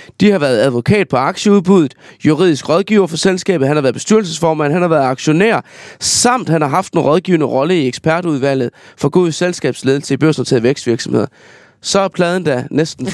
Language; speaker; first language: Danish; native; Danish